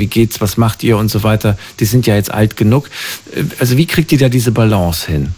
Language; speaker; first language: German; native; German